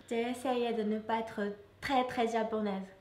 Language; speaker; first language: French; native; French